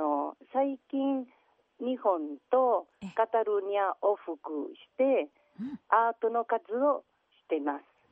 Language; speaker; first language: Japanese; non-native, learner; Catalan